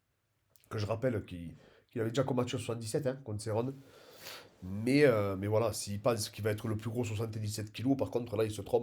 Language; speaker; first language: French; native; French